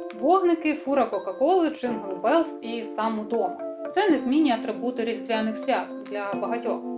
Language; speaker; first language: Ukrainian; native; Ukrainian